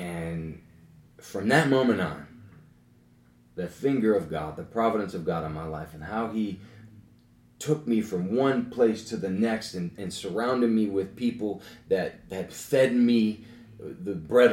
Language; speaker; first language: English; native; English